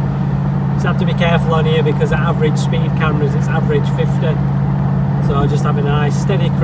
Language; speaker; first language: English; native; English